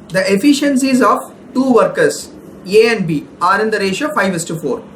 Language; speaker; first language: English; non-native, local second language; Tamil